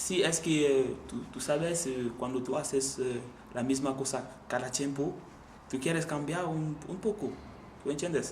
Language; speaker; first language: Spanish; non-native, learner; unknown